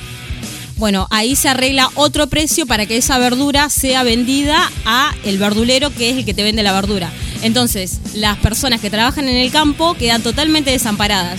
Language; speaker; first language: Spanish; native; Spanish